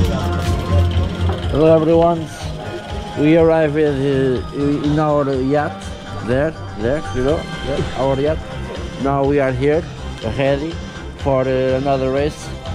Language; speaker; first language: English; non-native, learner; Portuguese